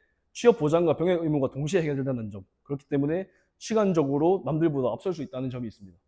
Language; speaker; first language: Korean; native; Korean